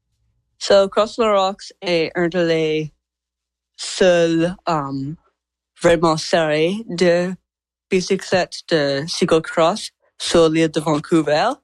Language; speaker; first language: French; non-native, local second language; English